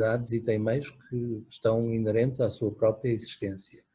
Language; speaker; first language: Portuguese; native; Portuguese